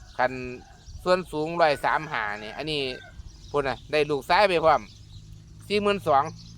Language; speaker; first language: Thai; native; Thai